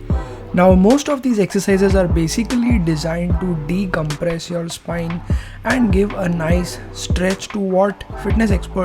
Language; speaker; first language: English; non-native, local second language; Hindi